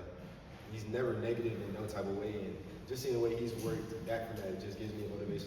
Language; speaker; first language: English; native; English